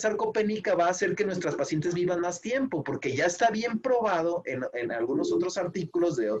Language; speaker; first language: Spanish; native; Spanish